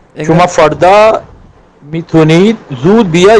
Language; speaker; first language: Persian; non-native, learner; Urdu